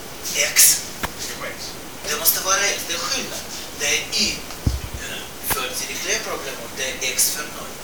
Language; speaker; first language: Swedish; non-native, fluent; Russian